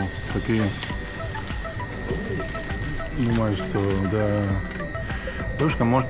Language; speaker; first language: Russian; non-native, learner; Spanish